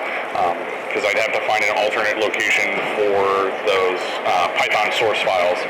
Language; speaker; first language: English; native; English